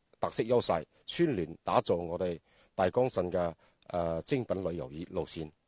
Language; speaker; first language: Cantonese; native; Cantonese